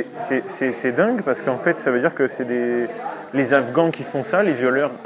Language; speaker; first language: French; native; French